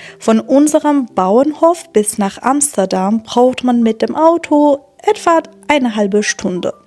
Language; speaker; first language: German; non-native, fluent; Persian